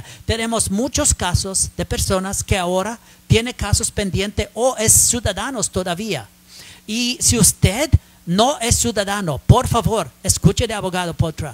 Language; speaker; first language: Spanish; non-native, learner; English